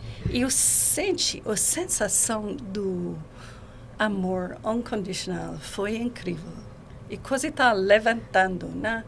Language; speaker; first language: Portuguese; non-native, fluent; English